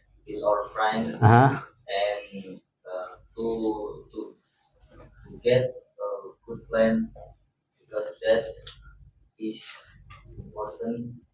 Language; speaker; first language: English; non-native, learner; Indonesian